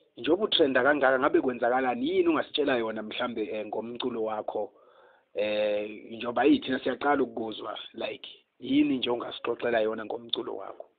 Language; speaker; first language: Zulu; non-native, local second language; Xhosa